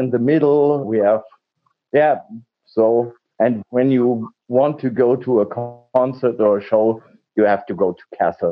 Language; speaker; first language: English; non-native, learner; German